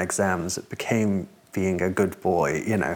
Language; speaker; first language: English; native; English